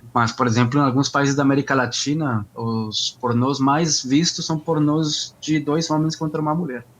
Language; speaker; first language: Portuguese; non-native, fluent; Spanish